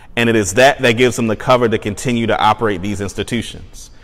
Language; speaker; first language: English; native; English